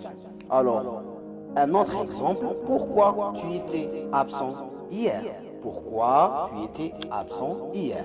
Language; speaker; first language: French; non-native, local second language; Arabic